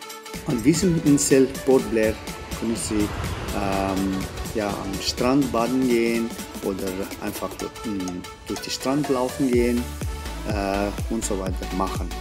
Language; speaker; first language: German; non-native, learner; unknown